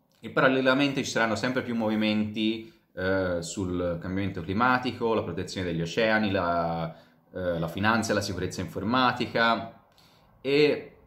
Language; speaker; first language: Italian; native; Italian